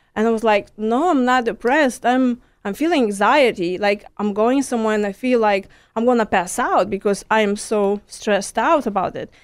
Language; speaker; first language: English; non-native, fluent; Lithuanian